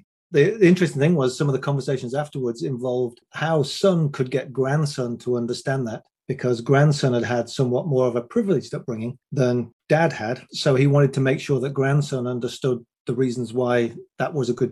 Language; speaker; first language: English; native; English